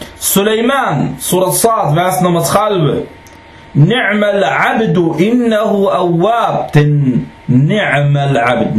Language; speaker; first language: Danish; non-native, fluent; Arabic